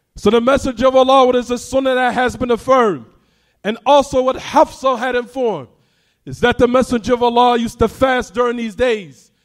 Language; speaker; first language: English; native; English